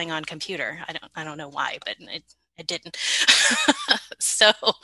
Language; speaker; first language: English; native; English